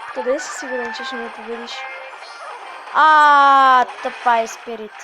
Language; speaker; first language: Bulgarian; native; Bulgarian